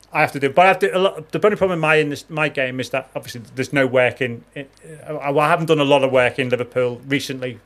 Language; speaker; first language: English; native; English